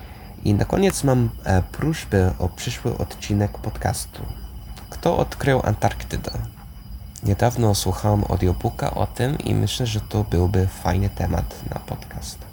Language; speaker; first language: Polish; non-native, fluent; English